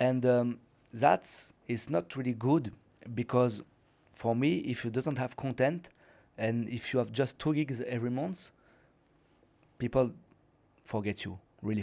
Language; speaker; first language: English; non-native, learner; French